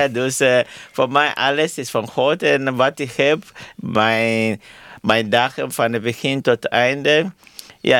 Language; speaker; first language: Dutch; non-native, learner; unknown